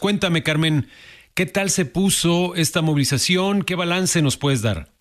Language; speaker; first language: Spanish; native; Spanish